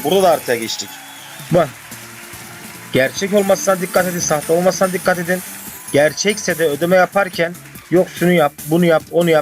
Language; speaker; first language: Turkish; native; Turkish